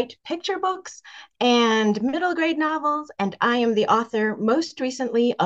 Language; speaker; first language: English; native; English